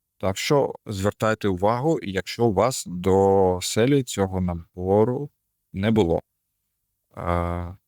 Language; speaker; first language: Ukrainian; native; Ukrainian